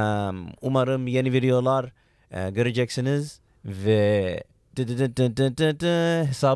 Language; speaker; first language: Turkish; non-native, learner; English